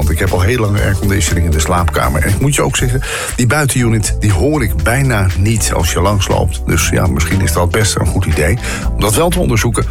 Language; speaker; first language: Dutch; native; Dutch